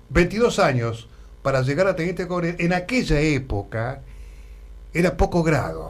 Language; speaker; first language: Spanish; native; Spanish